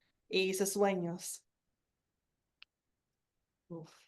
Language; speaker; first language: Spanish; non-native, fluent; English